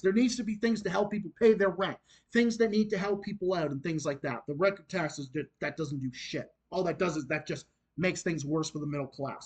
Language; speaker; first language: English; native; English